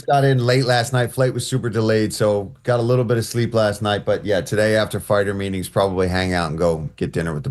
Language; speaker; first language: English; native; English